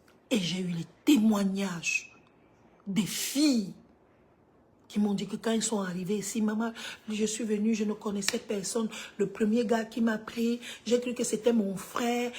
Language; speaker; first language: French; native; French